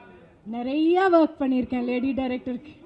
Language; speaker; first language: Tamil; non-native, local second language; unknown